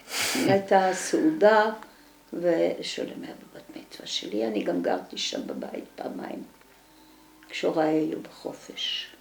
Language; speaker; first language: Hebrew; early bilingual, other home language; Dutch